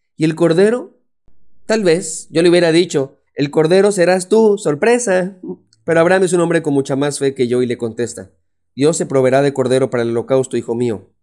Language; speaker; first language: Spanish; native; Spanish